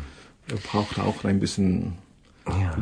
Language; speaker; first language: German; non-native, fluent; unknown